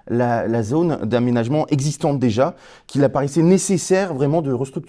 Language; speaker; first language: French; native; French